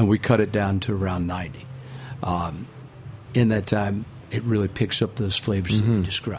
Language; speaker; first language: English; native; English